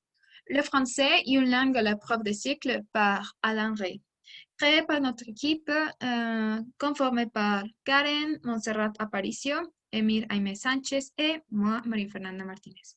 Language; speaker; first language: French; non-native, learner; Spanish